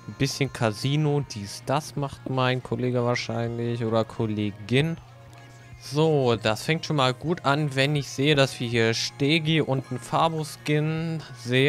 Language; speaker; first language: German; native; German